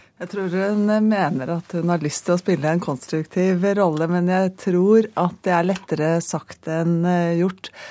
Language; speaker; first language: Norwegian; native; Norwegian